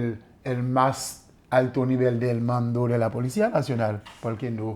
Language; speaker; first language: Spanish; non-native, fluent; Haitian Creole